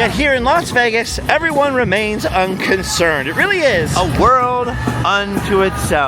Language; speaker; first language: English; native; English